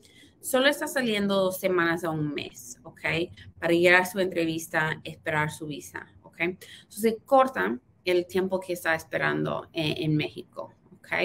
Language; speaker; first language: Spanish; early bilingual, heritage; Spanish